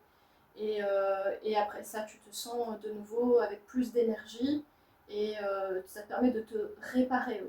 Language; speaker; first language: French; native; French